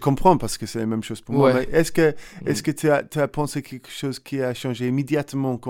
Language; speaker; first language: French; non-native, learner; English